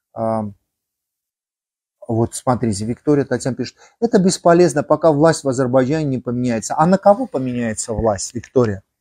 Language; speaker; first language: Russian; non-native, local second language; Armenian